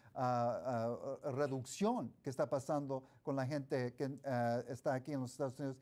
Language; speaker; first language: Spanish; early bilingual, heritage; Spanish